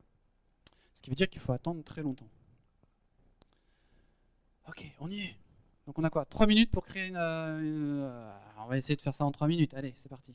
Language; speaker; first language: French; native; French